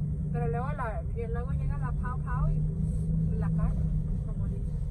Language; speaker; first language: Spanish; native; Spanish